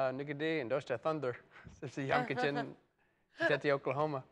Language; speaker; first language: Albanian; non-native, learner; English